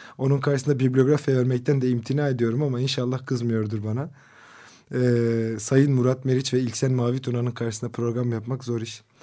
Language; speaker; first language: Turkish; non-native, local second language; Kurdish